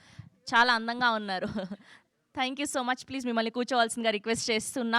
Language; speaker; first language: Telugu; native; Telugu